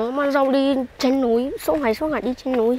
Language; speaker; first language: Vietnamese; non-native, local second language; Hmong